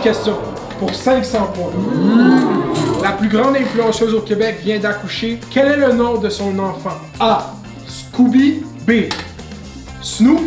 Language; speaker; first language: French; native; French